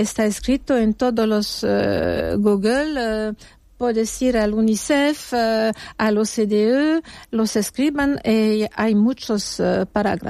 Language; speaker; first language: Spanish; non-native, fluent; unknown